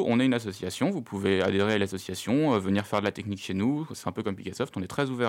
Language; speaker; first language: French; native; French